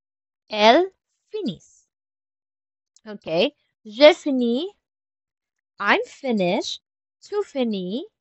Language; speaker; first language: French; non-native, fluent; Filipino